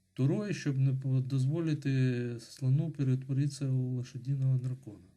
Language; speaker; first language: Ukrainian; non-native, local second language; Russian